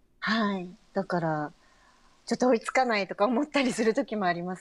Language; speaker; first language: Japanese; native; Japanese